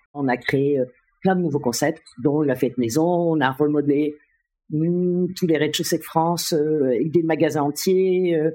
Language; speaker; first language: French; native; French